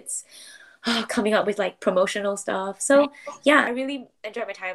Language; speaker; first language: English; non-native, local second language; Chinese